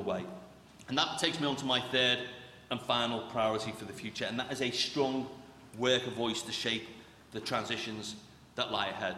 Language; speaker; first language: English; native; English